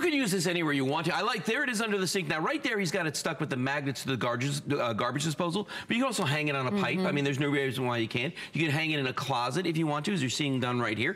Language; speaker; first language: English; native; English